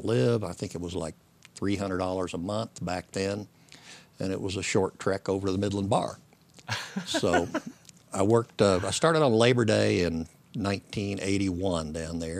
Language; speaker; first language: English; native; English